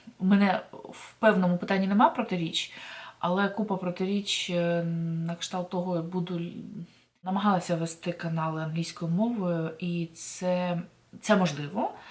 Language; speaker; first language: Ukrainian; non-native, local second language; Russian